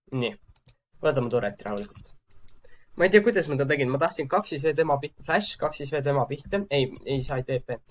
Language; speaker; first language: Estonian; native; Estonian